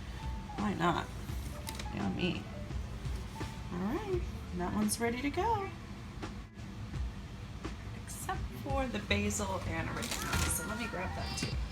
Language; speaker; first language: English; native; English